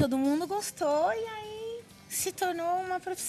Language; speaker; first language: Portuguese; native; Portuguese